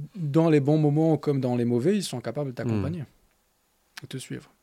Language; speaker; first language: French; non-native, local second language; Tachelhit